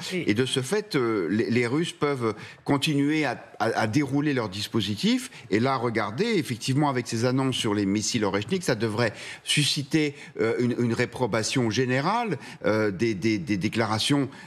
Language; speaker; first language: French; native; French